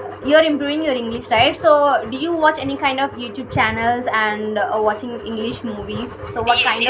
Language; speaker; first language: English; non-native, learner; Kannada